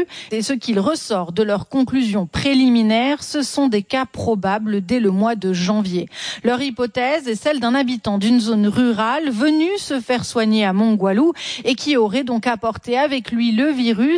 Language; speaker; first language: French; native; French